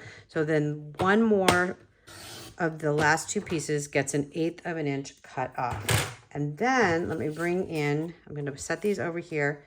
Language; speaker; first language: English; native; English